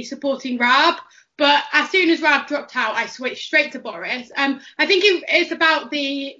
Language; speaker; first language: English; native; English